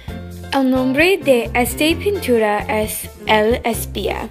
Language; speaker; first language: Spanish; non-native, learner; English